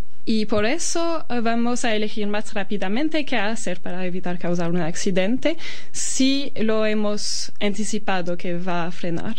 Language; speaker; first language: Spanish; non-native, fluent; Albanian